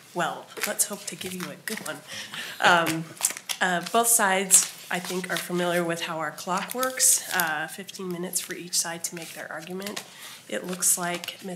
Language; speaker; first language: English; native; English